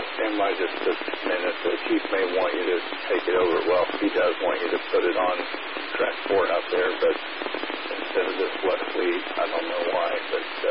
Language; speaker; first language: English; native; English